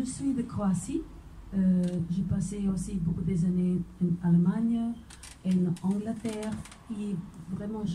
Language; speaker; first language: French; non-native, fluent; Croatian